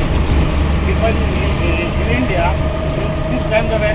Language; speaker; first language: English; non-native, learner; Hindi